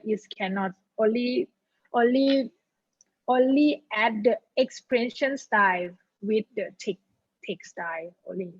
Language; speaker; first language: English; non-native, learner; Thai